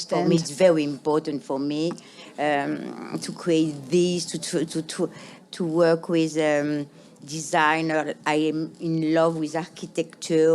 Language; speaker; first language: English; non-native, fluent; French